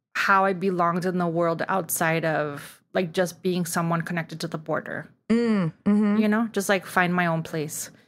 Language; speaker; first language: English; early bilingual, other home language; Spanish